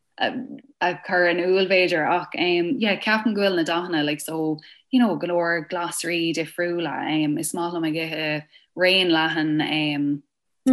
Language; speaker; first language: Irish; non-native, local second language; English